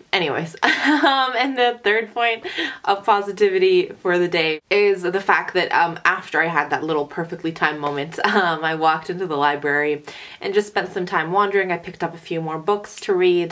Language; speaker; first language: English; early bilingual, other home language; Arabic